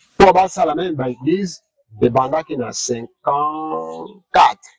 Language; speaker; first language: Lingala; non-native, local second language; Mongo